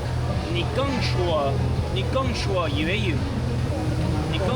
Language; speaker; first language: Chinese; non-native, learner; English